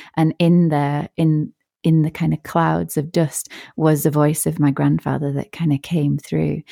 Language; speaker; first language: English; native; English